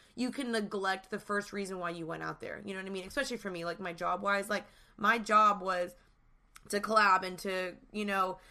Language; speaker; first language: English; native; English